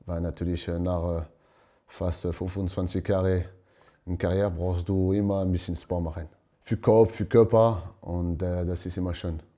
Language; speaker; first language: German; non-native, learner; French